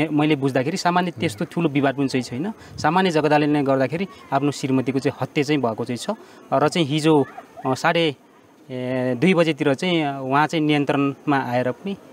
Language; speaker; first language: Nepali; native; Nepali